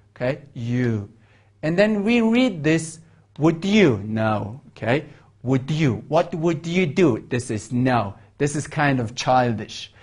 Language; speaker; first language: English; non-native, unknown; Mongolian